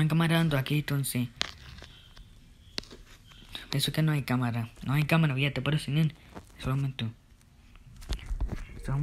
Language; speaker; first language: Spanish; early bilingual, heritage; Spanish